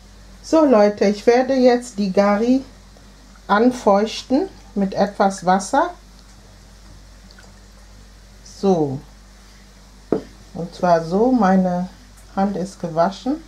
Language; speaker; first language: German; non-native, fluent; Akan